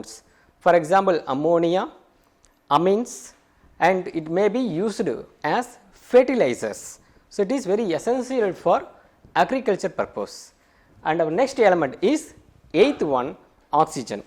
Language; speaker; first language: English; non-native, local second language; Tamil